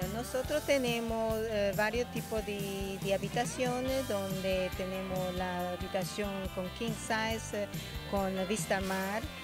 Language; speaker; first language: Spanish; non-native, learner; Italian